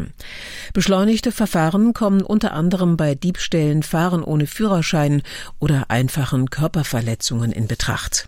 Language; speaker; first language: German; native; German